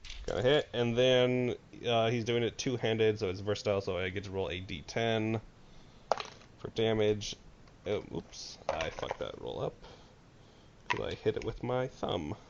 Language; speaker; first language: English; native; English